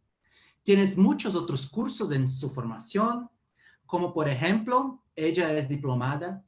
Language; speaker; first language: Spanish; non-native, fluent; Portuguese